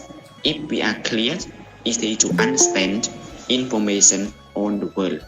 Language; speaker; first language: English; non-native, learner; Khmer